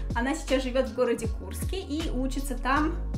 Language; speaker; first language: Russian; native; Russian